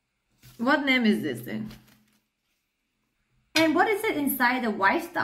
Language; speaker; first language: English; non-native, learner; Thai